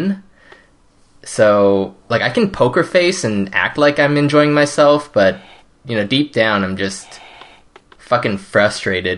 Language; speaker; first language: English; early bilingual, other home language; Cantonese